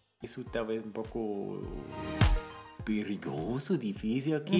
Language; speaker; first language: Portuguese; non-native, fluent; German